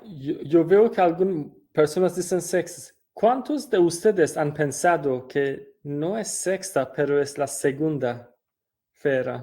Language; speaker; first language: Spanish; non-native, fluent; Persian